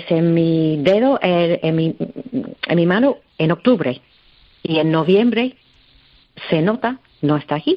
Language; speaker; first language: Spanish; non-native, learner; English